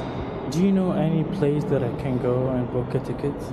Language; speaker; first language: English; non-native, learner; Arabic